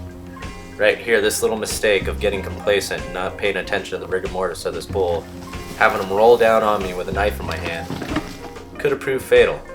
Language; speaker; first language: English; native; English